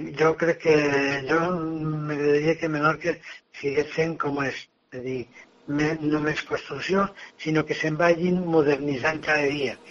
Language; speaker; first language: Catalan; non-native, local second language; Spanish